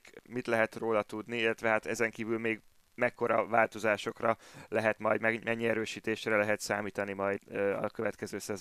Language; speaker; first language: Hungarian; native; Hungarian